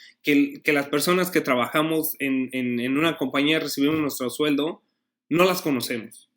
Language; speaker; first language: Spanish; native; Spanish